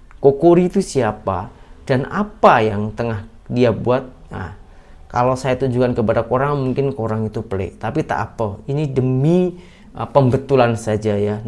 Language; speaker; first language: Indonesian; native; Indonesian